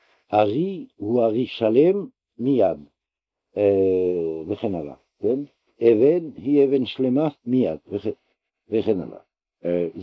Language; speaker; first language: Hebrew; non-native, fluent; French